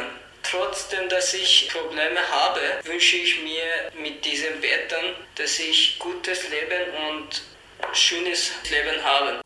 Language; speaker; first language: German; non-native, learner; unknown